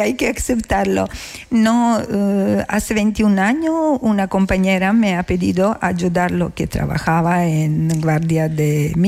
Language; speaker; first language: Spanish; non-native, learner; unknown